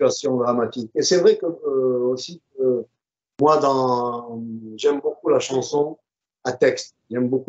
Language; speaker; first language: French; non-native, local second language; Arabic